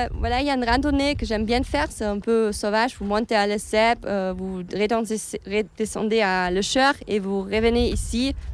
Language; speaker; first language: French; non-native, fluent; German